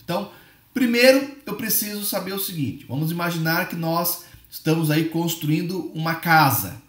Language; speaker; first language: Portuguese; native; Portuguese